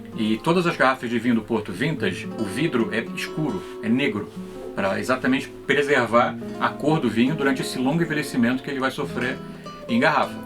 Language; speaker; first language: Portuguese; native; Portuguese